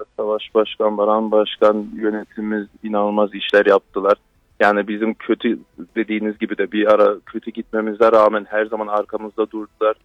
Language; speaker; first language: Turkish; early bilingual, heritage; Turkish